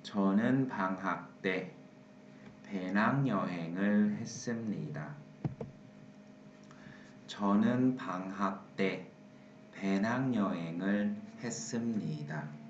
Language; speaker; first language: Korean; non-native, fluent; Vietnamese